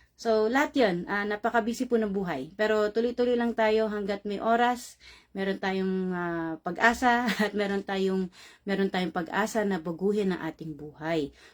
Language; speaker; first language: Filipino; native; Filipino